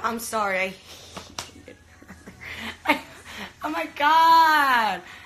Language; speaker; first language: English; early bilingual, other home language; Spanish